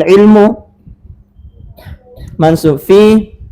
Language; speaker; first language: Arabic; non-native, fluent; Indonesian